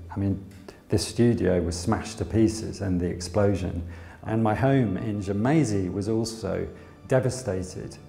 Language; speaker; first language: English; native; English